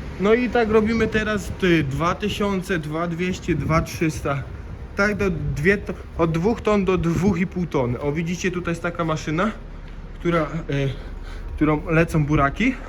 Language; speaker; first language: Polish; native; Polish